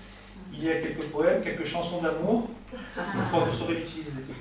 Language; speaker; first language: French; native; French